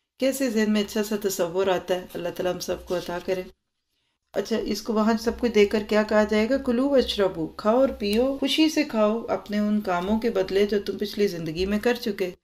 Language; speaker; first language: Urdu; native; Urdu